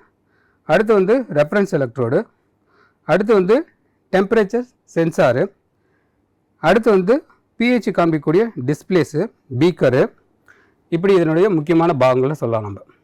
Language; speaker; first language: Tamil; native; Tamil